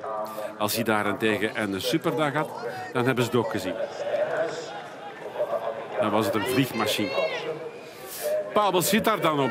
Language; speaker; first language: Dutch; native; Dutch